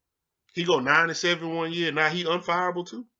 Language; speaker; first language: English; native; English